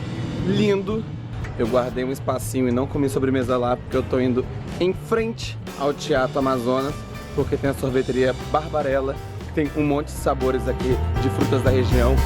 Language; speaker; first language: Portuguese; native; Portuguese